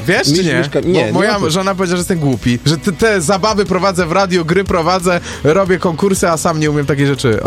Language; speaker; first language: Polish; native; Polish